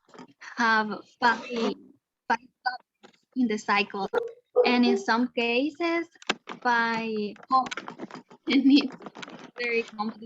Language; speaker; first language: English; non-native, learner; Spanish